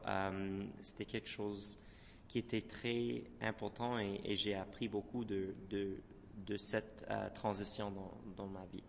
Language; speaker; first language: French; non-native, local second language; English